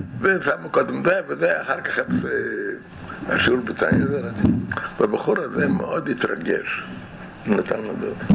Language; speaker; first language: Hebrew; non-native, fluent; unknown